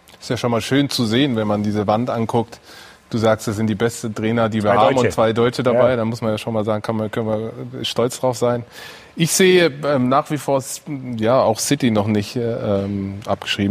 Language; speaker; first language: German; native; German